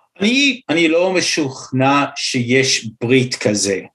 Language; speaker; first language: Hebrew; non-native, fluent; English